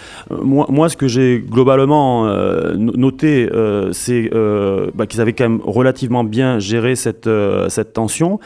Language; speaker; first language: French; native; French